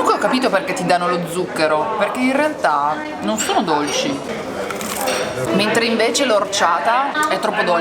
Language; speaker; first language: Italian; native; Italian